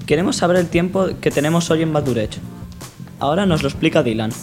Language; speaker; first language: Spanish; native; Spanish